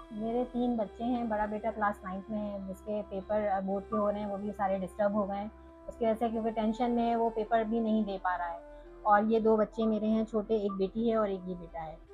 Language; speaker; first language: Urdu; native; Urdu